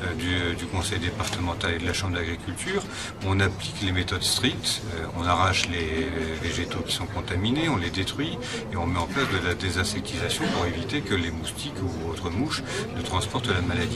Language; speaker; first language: French; native; French